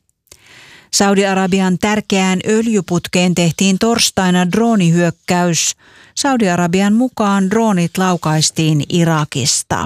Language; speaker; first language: Finnish; native; Finnish